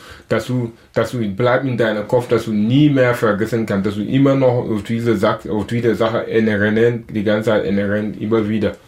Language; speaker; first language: German; non-native, learner; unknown